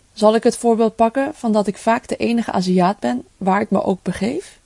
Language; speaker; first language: Dutch; early bilingual, other home language; Cantonese